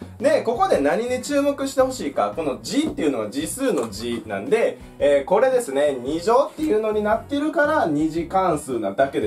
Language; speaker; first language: Japanese; native; Japanese